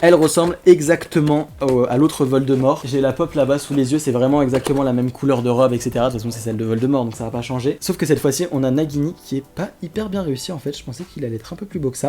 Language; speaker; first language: French; native; French